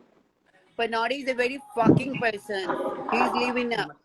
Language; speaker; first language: English; non-native, learner; Hindi